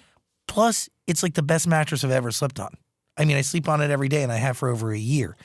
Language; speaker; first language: English; native; English